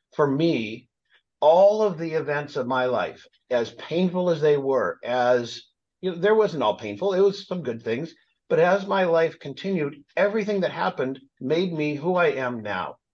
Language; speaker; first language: English; native; English